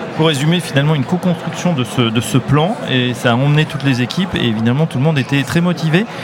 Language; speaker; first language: French; native; French